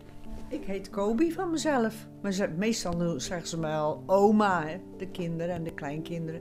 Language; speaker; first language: Dutch; native; Dutch